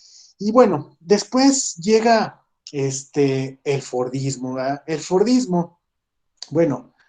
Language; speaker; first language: Spanish; native; Spanish